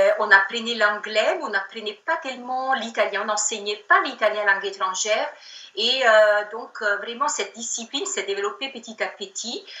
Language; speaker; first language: French; non-native, fluent; Italian